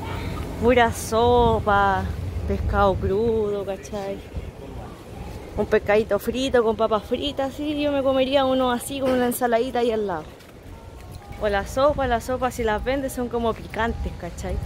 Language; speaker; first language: Spanish; native; Spanish